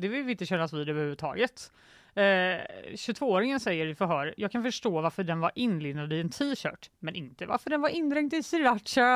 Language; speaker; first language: Swedish; native; Swedish